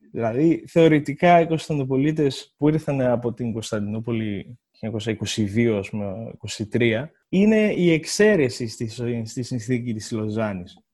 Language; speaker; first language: Greek; native; Greek